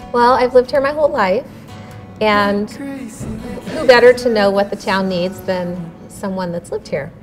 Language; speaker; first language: English; native; English